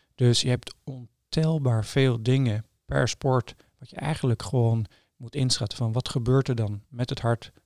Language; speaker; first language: Dutch; non-native, fluent; Norwegian